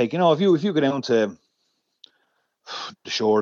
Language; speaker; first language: English; native; English